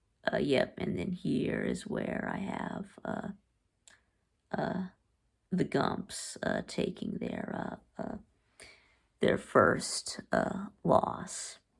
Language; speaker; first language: English; native; English